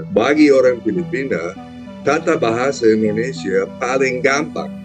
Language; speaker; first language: Indonesian; non-native, fluent; English